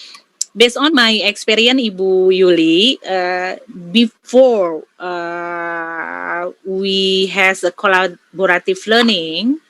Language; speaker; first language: English; non-native, learner; Indonesian